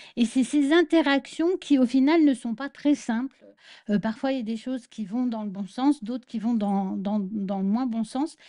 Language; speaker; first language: French; native; French